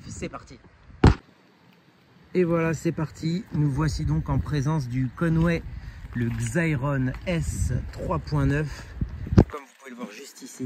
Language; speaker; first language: French; native; French